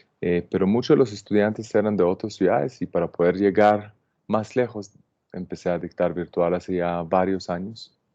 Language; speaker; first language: Spanish; non-native, fluent; Hebrew